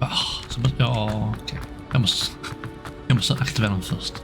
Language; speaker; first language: Swedish; non-native, learner; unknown